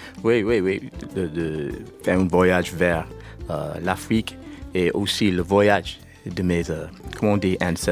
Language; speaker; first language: French; non-native, learner; English